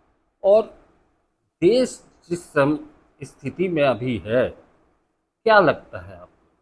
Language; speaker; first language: Hindi; native; Hindi